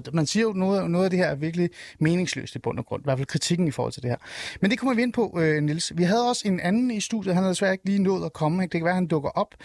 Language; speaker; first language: Danish; early bilingual, other home language; Somali